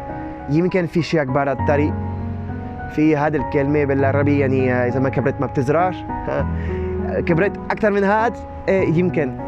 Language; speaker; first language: Arabic; non-native, learner; French